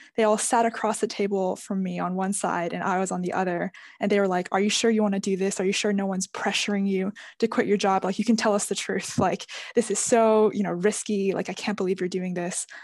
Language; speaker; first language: English; native; English